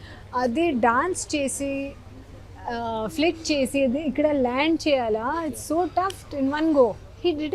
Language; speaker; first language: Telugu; non-native, learner; Hindi